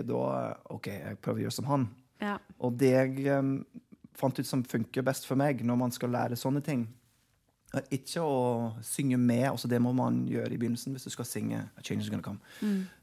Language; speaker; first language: Norwegian; non-native, fluent; English